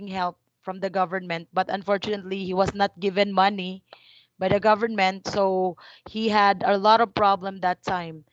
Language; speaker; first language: English; non-native, fluent; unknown